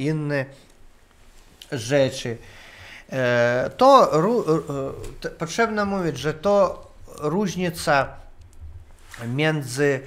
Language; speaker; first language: Polish; non-native, learner; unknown